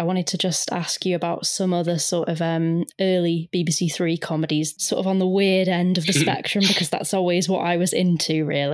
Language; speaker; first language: English; native; English